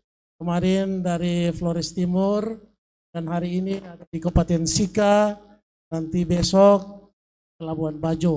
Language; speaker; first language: Indonesian; native; Indonesian